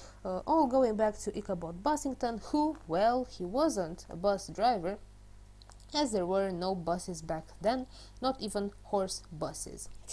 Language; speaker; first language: English; non-native, fluent; Romanian